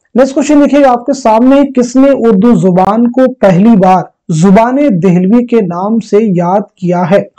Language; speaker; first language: Hindi; native; Hindi